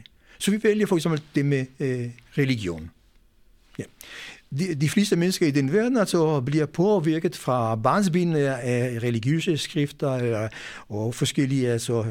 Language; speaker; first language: Danish; non-native, fluent; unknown